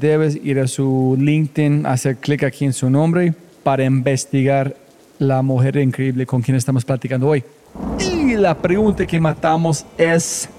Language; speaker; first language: Spanish; non-native, fluent; English